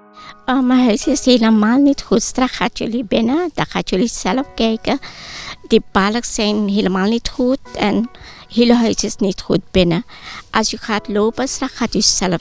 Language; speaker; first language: Dutch; non-native, local second language; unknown